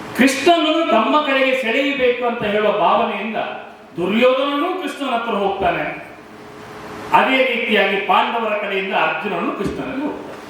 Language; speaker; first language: Kannada; non-native, local second language; Tulu